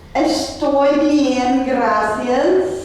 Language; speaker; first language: Spanish; non-native, learner; English